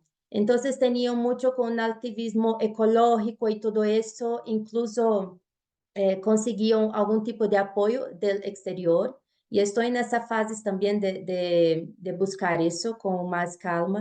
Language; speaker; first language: Spanish; non-native, fluent; Portuguese